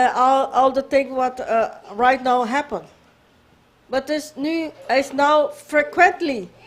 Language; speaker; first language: English; non-native, learner; Papiamento